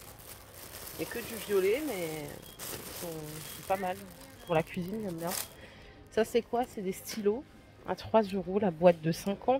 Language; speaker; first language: French; native; French